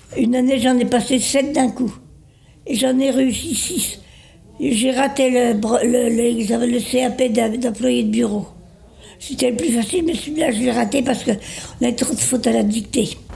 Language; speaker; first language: French; native; French